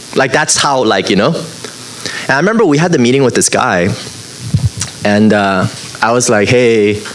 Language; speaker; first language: English; native; English